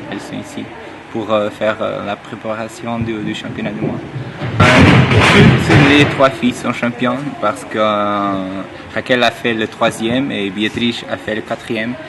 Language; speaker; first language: French; non-native, fluent; Portuguese